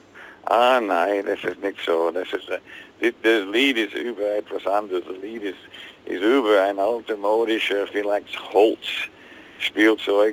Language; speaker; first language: German; non-native, learner; English